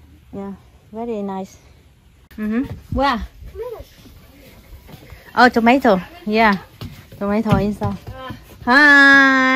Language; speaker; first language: English; non-native, learner; Vietnamese